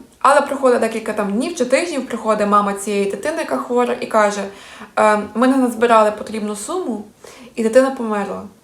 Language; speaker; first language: Ukrainian; native; Ukrainian